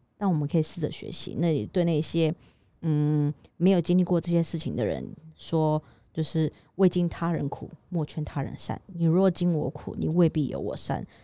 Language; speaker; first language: Chinese; native; Chinese